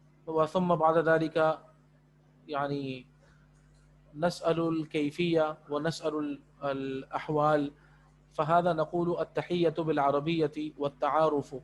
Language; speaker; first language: Arabic; non-native, fluent; Urdu